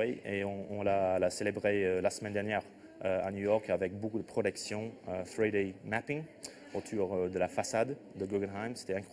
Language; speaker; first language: French; non-native, fluent; English